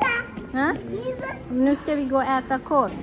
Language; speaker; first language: Swedish; non-native, learner; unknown